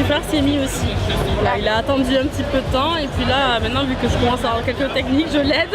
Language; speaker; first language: French; native; French